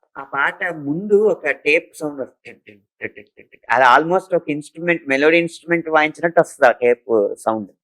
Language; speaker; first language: Telugu; native; Telugu